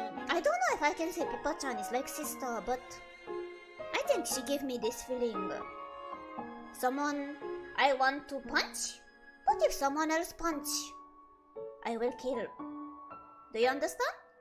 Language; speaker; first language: English; non-native, learner; Japanese